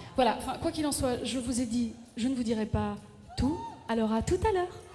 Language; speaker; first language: French; native; French